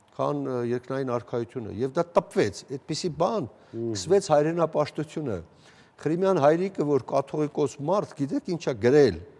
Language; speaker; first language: Armenian; native; Armenian